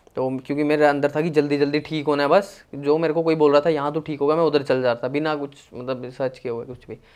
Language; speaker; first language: Hindi; native; Hindi